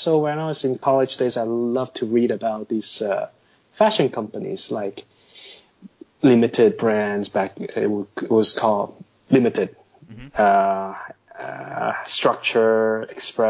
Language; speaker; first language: English; non-native, local second language; Cantonese